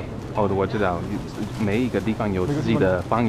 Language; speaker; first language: Chinese; non-native, fluent; English